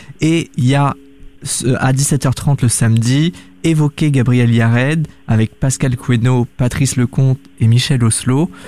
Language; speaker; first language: French; native; French